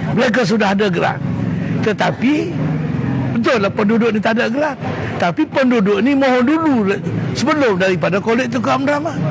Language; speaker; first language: Malay; native; Malay